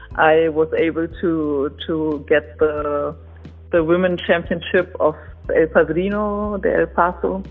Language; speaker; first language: English; non-native, fluent; German